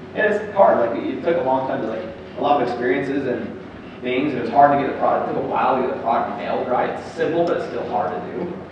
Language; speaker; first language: English; native; English